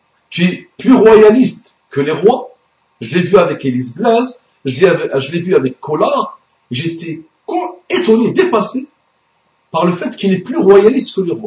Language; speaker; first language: French; non-native, fluent; Arabic